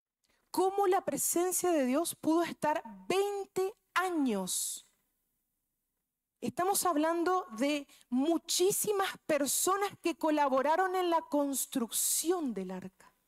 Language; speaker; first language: Spanish; native; Spanish